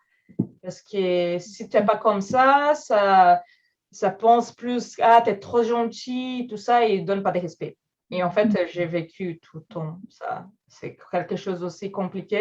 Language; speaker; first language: French; non-native, fluent; Portuguese